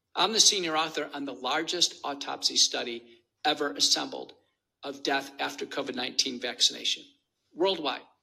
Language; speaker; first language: English; native; English